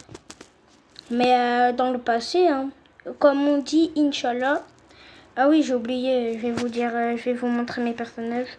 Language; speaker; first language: French; native; French